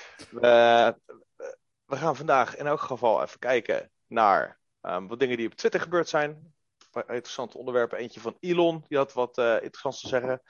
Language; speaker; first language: Dutch; native; Dutch